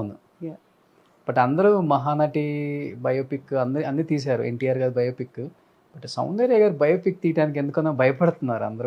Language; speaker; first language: Telugu; native; Telugu